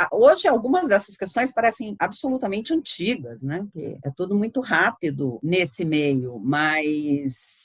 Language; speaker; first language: Portuguese; native; Portuguese